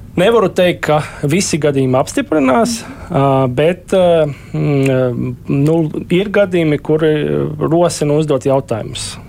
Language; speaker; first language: Latvian; non-native, local second language; Russian